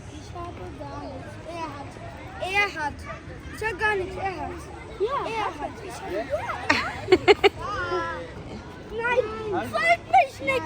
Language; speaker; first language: German; early bilingual, other home language; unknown